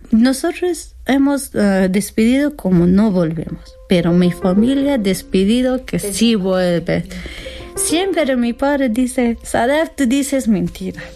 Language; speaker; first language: Spanish; non-native, learner; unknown